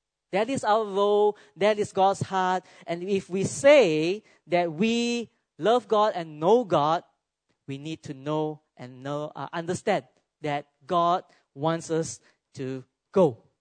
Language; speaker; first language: English; non-native, local second language; Cantonese